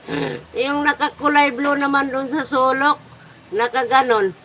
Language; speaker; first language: Filipino; native; Filipino